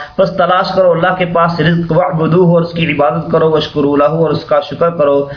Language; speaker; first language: Urdu; non-native, local second language; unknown